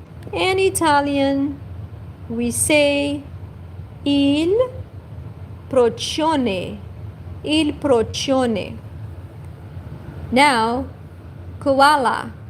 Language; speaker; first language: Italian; non-native, learner; Portuguese